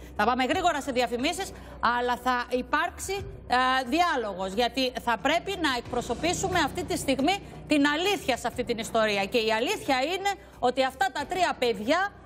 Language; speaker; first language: Greek; native; Greek